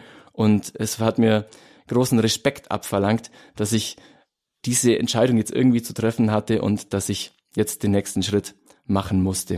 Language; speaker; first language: German; native; German